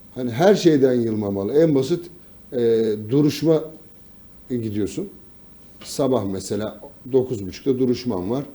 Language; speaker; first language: Turkish; native; Turkish